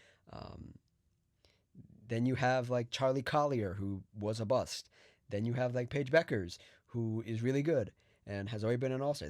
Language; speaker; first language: English; native; English